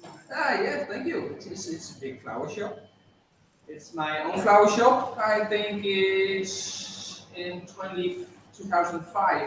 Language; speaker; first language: English; non-native, fluent; Dutch